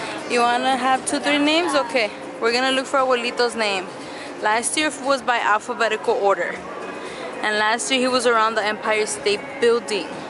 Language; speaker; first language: English; early bilingual, other home language; Spanish